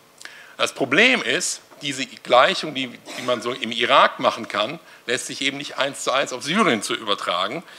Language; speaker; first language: German; native; German